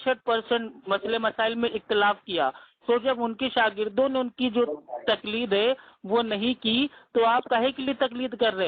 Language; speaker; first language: Hindi; native; Hindi